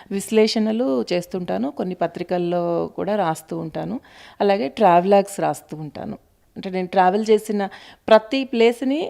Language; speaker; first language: Telugu; native; Telugu